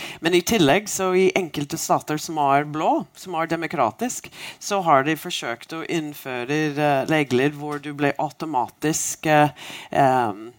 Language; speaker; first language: Norwegian; non-native, fluent; English